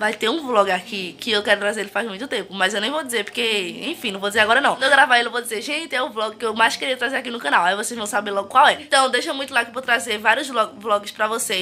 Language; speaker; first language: Portuguese; native; Portuguese